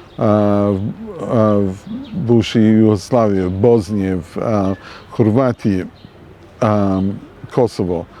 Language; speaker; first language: Ukrainian; early bilingual, heritage; Ukrainian